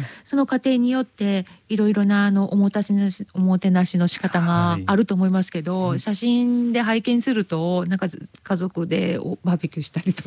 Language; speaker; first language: Japanese; native; Japanese